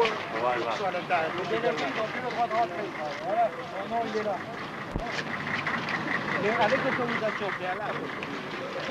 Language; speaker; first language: French; native; French